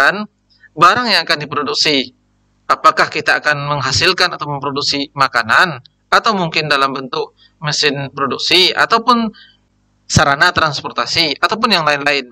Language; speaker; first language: Indonesian; native; Indonesian